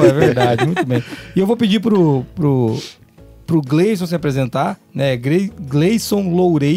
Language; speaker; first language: Portuguese; native; Portuguese